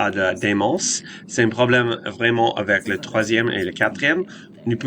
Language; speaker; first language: French; non-native, fluent; English